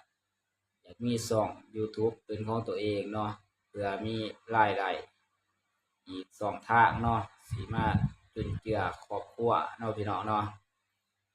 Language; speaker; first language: Thai; non-native, local second language; Lao